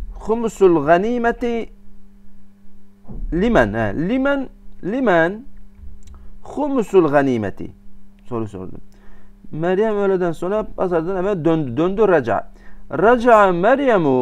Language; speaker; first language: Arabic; non-native, fluent; Turkish